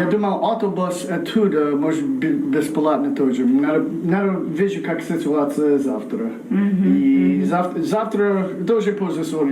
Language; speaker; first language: Russian; non-native, learner; English